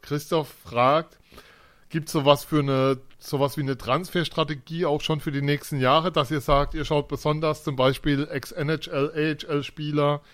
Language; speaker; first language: German; native; German